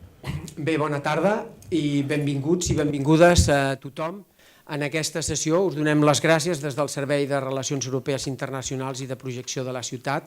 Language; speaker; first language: Catalan; native; Catalan